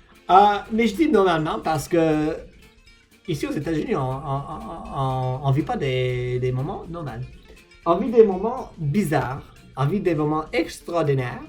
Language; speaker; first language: French; non-native, fluent; English